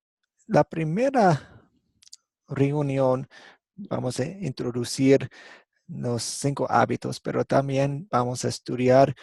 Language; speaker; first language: Spanish; non-native, fluent; English